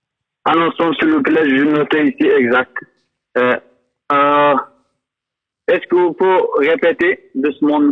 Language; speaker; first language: French; non-native, learner; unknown